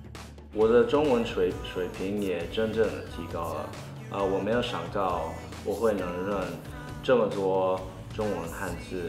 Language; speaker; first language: Chinese; early bilingual, heritage; Chinese